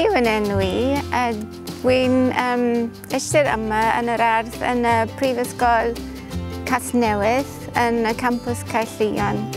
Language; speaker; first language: Welsh; non-native, learner; English